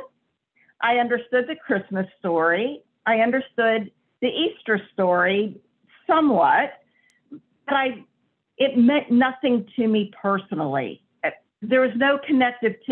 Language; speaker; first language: English; native; English